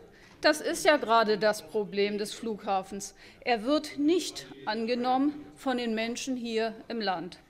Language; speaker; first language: German; native; German